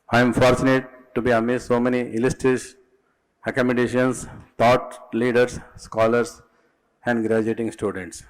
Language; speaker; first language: English; non-native, local second language; Kannada